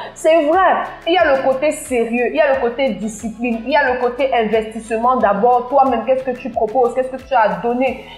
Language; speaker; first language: French; native; French